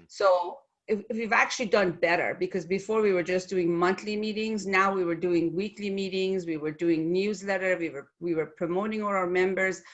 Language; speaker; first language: English; non-native, fluent; Persian